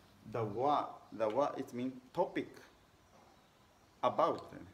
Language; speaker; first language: English; non-native, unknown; Japanese